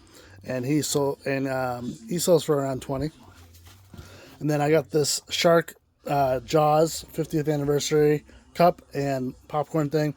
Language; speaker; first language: English; native; English